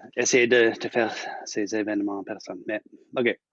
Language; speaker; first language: French; non-native, learner; English